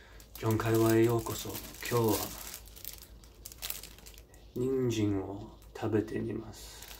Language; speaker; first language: Japanese; non-native, learner; English